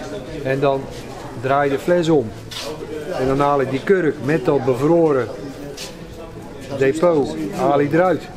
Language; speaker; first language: Dutch; native; Dutch